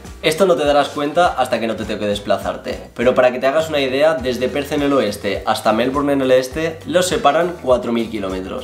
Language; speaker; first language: Spanish; native; Spanish